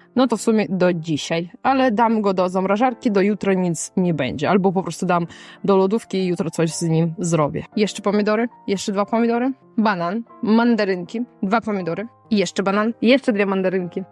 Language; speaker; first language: Polish; non-native, fluent; Kazakh